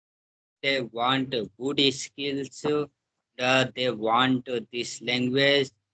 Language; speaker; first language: English; non-native, learner; Hindi